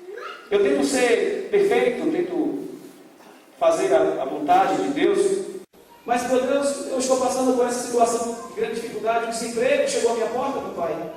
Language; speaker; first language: Portuguese; native; Portuguese